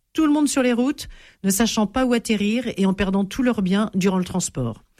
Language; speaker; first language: French; native; French